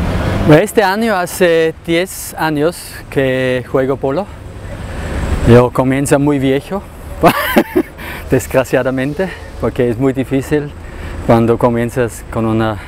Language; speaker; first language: Spanish; non-native, learner; German